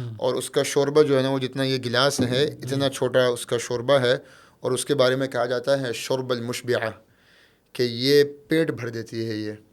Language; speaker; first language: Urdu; early bilingual, heritage; Arabic